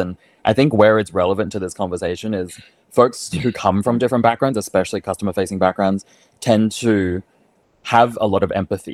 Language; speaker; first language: English; native; English